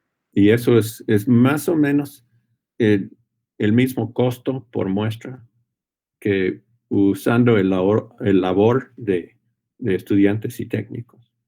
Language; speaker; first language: Spanish; non-native, fluent; English